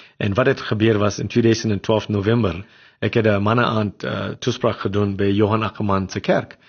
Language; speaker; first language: Afrikaans; non-native, local second language; English